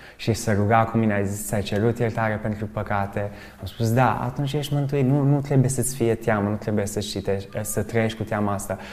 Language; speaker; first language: Romanian; early bilingual, other home language; English